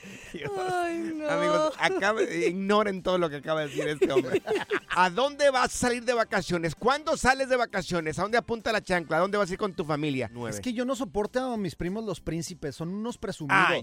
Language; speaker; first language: Spanish; native; Spanish